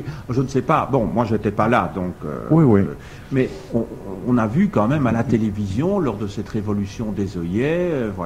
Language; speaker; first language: French; native; French